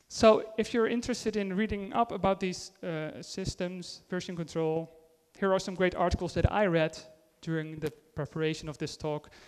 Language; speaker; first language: English; non-native, fluent; Dutch